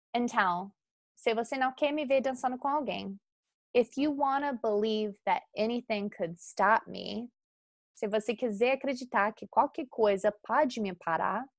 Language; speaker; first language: Portuguese; non-native, fluent; English